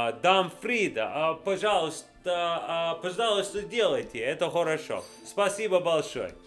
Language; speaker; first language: Russian; non-native, learner; English